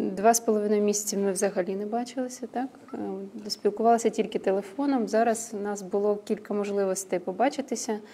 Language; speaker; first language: Ukrainian; non-native, local second language; Russian